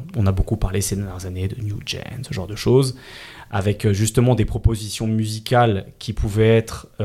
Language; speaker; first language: French; native; French